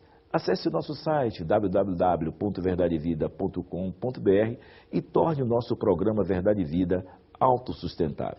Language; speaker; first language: Portuguese; native; Portuguese